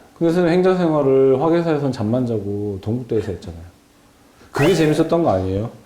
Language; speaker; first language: Korean; native; Korean